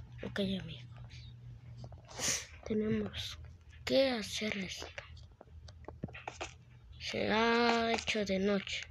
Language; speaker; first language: Spanish; early bilingual, heritage; Spanish